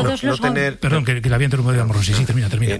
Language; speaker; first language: Spanish; native; Spanish